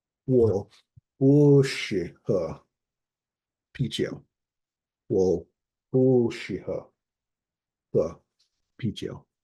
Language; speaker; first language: Chinese; non-native, learner; English